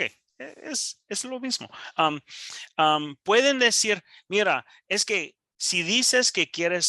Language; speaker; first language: Spanish; non-native, learner; English